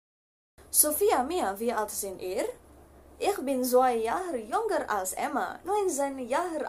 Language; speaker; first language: German; non-native, learner; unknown